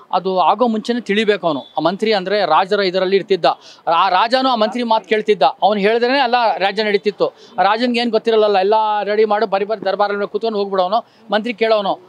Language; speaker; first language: Kannada; non-native, local second language; Urdu